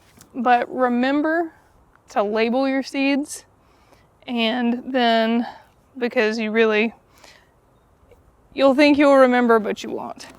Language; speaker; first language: English; native; English